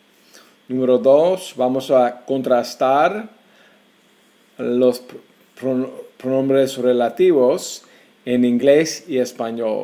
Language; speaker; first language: Spanish; non-native, fluent; English